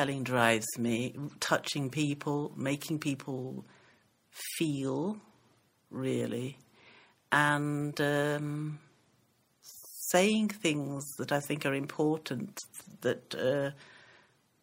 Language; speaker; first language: English; native; English